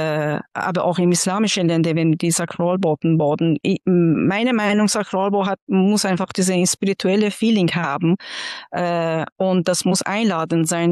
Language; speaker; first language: German; non-native, fluent; Persian